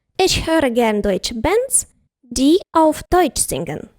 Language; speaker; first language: German; non-native, fluent; Ukrainian